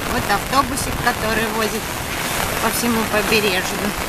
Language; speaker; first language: Russian; native; Russian